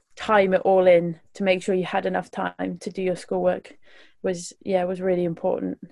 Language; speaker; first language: English; native; English